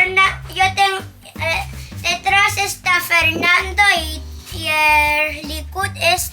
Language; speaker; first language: Spanish; early bilingual, other home language; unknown